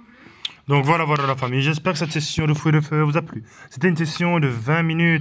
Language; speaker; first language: French; native; French